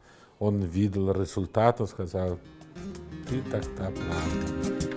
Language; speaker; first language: Russian; non-native, learner; Italian